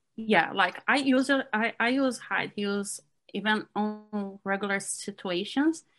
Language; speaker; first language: English; non-native, fluent; Portuguese